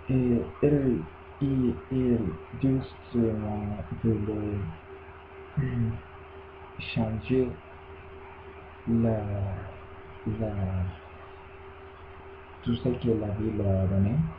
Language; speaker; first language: French; non-native, learner; Spanish